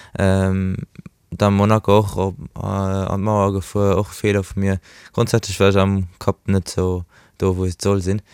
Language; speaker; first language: Luxembourgish; early bilingual, other home language; Portuguese